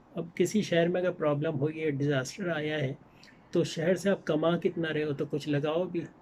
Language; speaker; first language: Urdu; native; Urdu